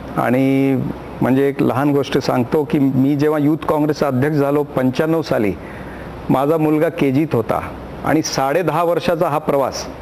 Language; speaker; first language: Marathi; non-native, local second language; Punjabi